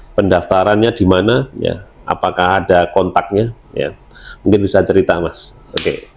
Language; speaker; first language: Indonesian; native; Indonesian